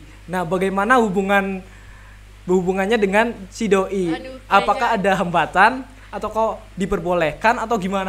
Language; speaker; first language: Indonesian; native; Indonesian